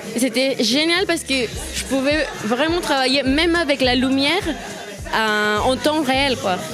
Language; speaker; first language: French; non-native, fluent; Spanish